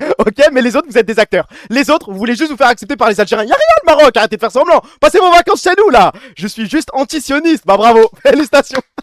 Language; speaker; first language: French; early bilingual, other home language; Arabic